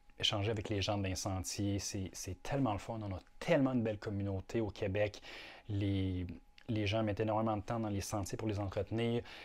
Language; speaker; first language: French; native; French